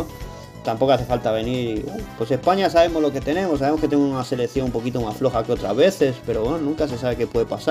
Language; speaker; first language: Spanish; native; Spanish